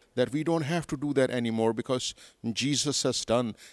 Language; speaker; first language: English; non-native, local second language; Urdu